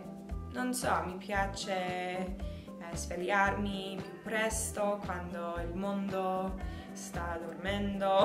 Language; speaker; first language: Italian; non-native, learner; English